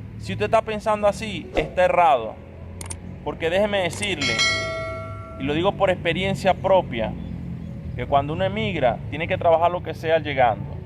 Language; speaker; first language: Spanish; native; Spanish